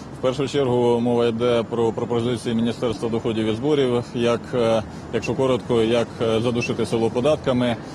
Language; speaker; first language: Ukrainian; native; Ukrainian